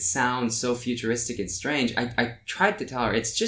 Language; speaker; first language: English; non-native, fluent; Norwegian